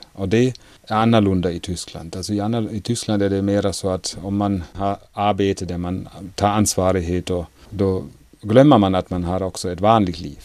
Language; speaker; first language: Swedish; non-native, fluent; German